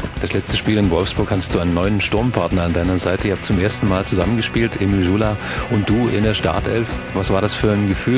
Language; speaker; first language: German; native; German